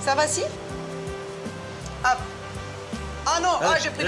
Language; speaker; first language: French; native; French